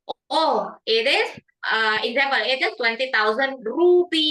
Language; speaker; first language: English; non-native, fluent; Indonesian